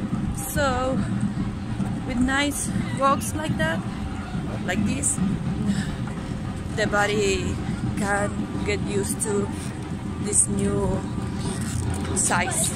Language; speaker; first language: English; non-native, fluent; Spanish